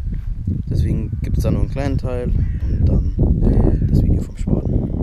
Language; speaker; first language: German; native; German